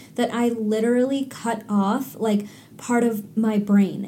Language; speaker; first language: English; native; English